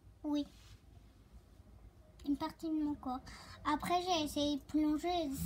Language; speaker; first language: French; early bilingual, other home language; Turkish